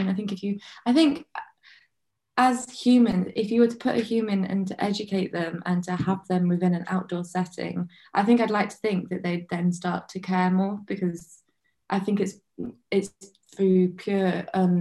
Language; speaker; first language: English; native; English